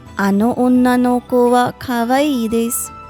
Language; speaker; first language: Japanese; non-native, fluent; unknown